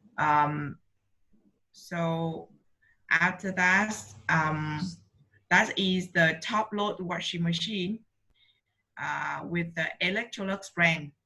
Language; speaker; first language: English; non-native, learner; Vietnamese